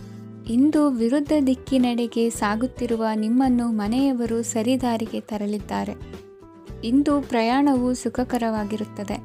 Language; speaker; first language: Kannada; native; Kannada